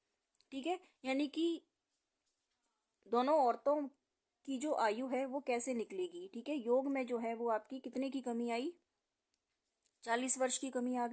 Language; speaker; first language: Hindi; native; Hindi